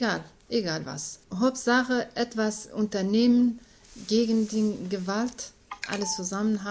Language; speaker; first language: German; non-native, learner; Kurdish